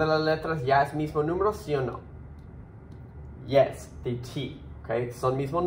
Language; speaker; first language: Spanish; early bilingual, heritage; Spanish